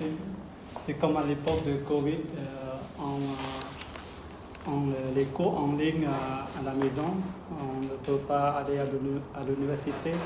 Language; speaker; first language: French; non-native, learner; Khmer